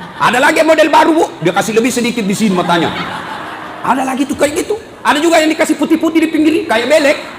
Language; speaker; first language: Indonesian; non-native, local second language; Buginese